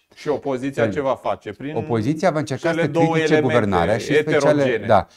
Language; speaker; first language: Romanian; native; Romanian